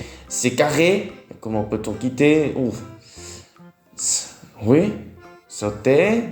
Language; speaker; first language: French; non-native, learner; Vietnamese